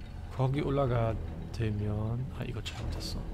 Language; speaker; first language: Korean; non-native, learner; German